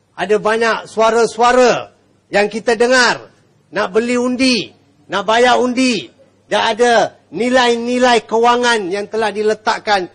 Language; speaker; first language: Malay; non-native, local second language; Tamil